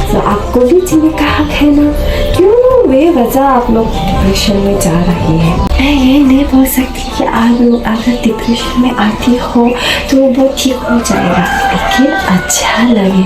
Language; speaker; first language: Hindi; non-native, local second language; Kok Borok